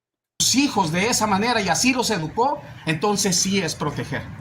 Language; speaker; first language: Spanish; native; Spanish